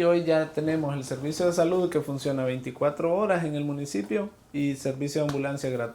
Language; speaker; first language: Spanish; native; Spanish